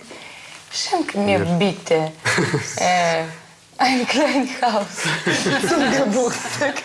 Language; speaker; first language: German; non-native, learner; Russian